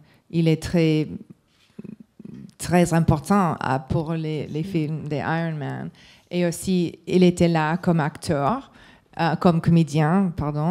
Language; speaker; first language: French; non-native, learner; English